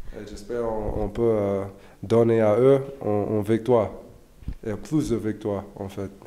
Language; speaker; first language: French; non-native, learner; English